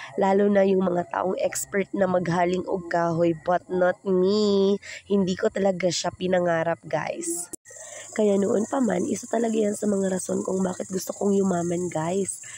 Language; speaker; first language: Filipino; non-native, local second language; Cebuano